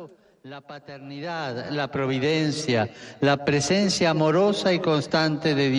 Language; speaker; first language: Spanish; native; Spanish